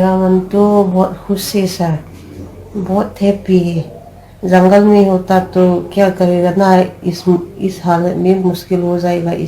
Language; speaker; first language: Hindi; non-native, local second language; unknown